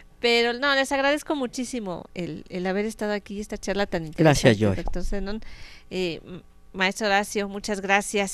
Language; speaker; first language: Spanish; native; Spanish